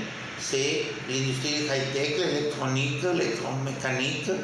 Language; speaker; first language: French; non-native, fluent; Spanish